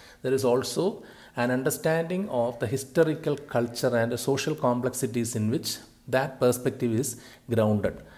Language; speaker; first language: English; non-native, local second language; Malayalam